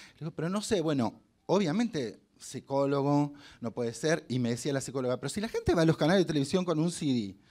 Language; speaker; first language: Spanish; native; Spanish